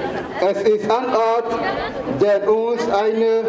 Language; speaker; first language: German; non-native, fluent; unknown